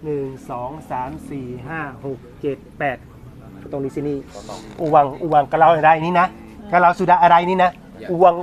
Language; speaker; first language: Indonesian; non-native, learner; Thai